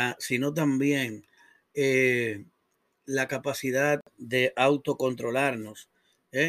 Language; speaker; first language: Spanish; native; Spanish